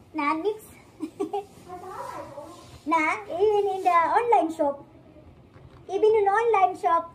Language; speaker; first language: German; non-native, learner; Filipino